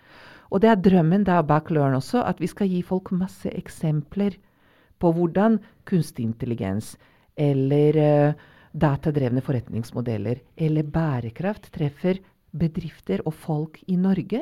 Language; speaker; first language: Norwegian; non-native, fluent; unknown